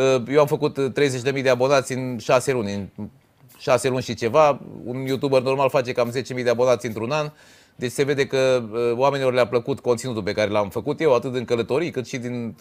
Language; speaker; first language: Romanian; native; Romanian